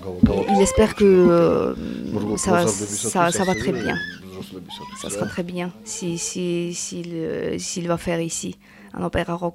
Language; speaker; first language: French; non-native, learner; Georgian